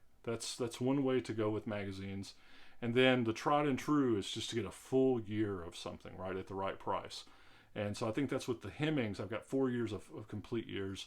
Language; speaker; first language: English; native; English